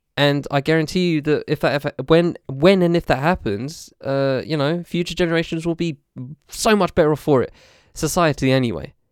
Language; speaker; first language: English; native; English